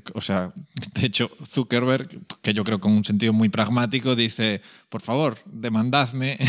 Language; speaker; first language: Spanish; native; Spanish